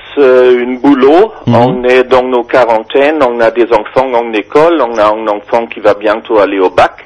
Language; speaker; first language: French; non-native, fluent; German